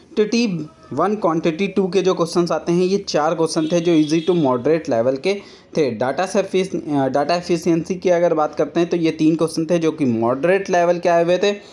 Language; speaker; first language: Hindi; native; Hindi